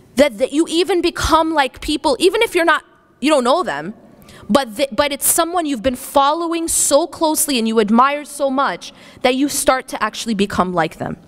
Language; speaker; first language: English; native; English